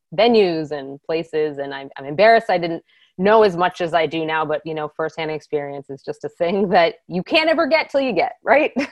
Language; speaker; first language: English; native; English